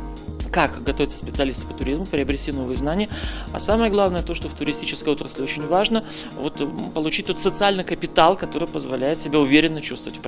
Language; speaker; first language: Russian; native; Russian